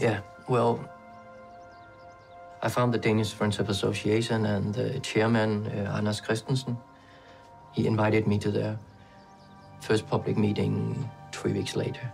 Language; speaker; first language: English; non-native, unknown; Danish